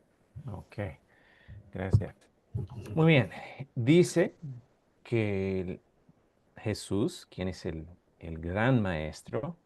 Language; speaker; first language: Spanish; non-native, fluent; English